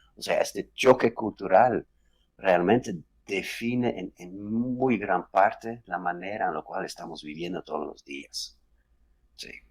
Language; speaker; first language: Spanish; non-native, fluent; Dutch